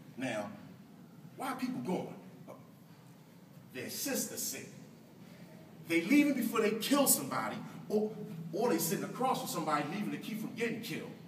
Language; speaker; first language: English; native; English